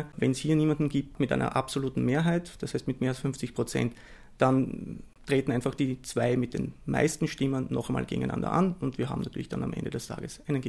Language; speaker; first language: German; native; German